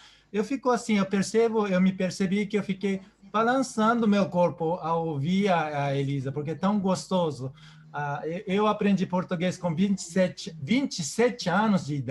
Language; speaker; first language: Portuguese; non-native, fluent; Japanese